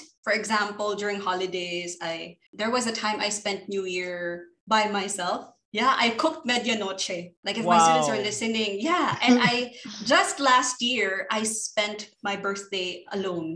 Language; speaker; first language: English; non-native, local second language; Filipino